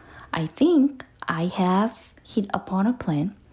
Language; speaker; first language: English; non-native, fluent; Korean